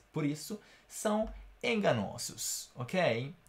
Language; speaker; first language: Portuguese; non-native, fluent; Italian